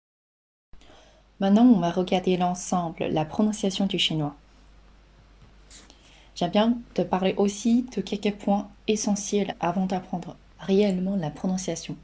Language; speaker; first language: French; non-native, fluent; Chinese